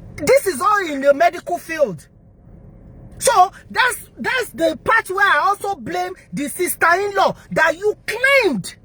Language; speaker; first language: English; non-native, local second language; Yoruba